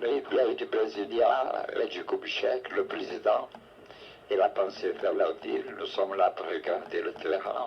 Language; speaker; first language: French; non-native, fluent; Portuguese